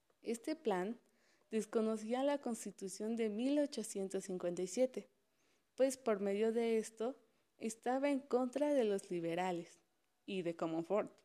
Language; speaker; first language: Spanish; native; Spanish